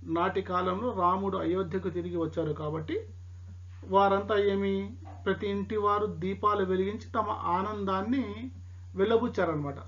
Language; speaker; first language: Telugu; non-native, local second language; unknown